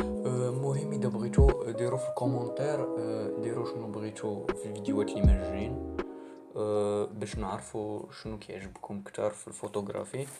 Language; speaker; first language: Arabic; native; Arabic